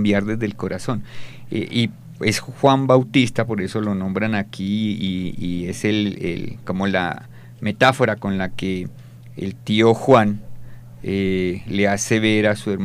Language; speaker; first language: Spanish; native; Spanish